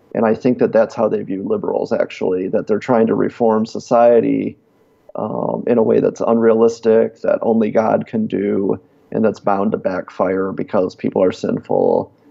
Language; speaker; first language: English; native; English